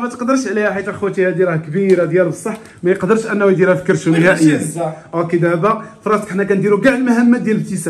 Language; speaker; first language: Arabic; native; Arabic